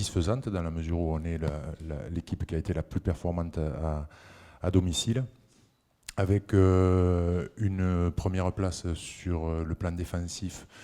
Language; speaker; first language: French; native; French